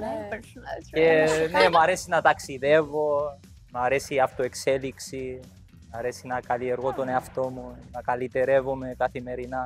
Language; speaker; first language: Greek; early bilingual, heritage; English